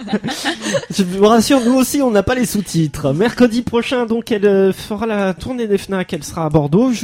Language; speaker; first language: French; native; French